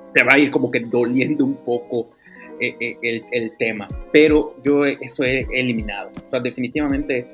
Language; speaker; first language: Spanish; native; Spanish